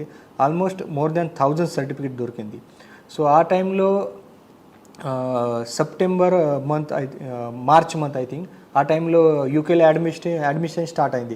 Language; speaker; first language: Telugu; non-native, learner; Marathi